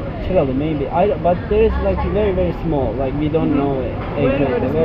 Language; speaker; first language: English; non-native, learner; Turkish